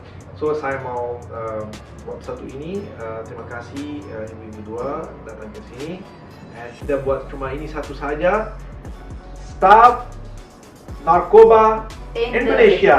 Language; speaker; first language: Indonesian; non-native, learner; Malay